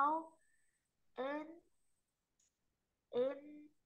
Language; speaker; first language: English; non-native, learner; Vietnamese